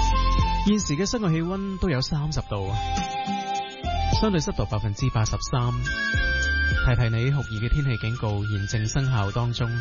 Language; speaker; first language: Chinese; non-native, local second language; Cantonese